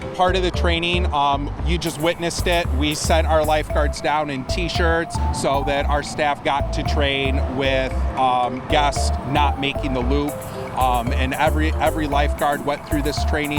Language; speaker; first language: English; native; English